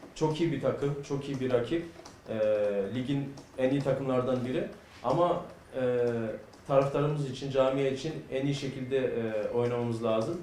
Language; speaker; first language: Turkish; early bilingual, heritage; Turkish